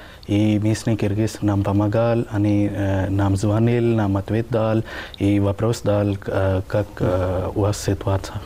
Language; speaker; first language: Russian; non-native, fluent; Urdu